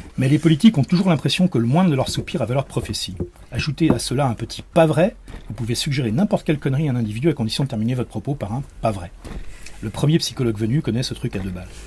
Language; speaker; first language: French; native; French